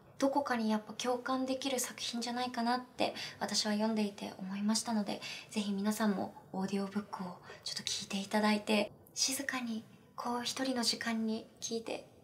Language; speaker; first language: Japanese; native; Japanese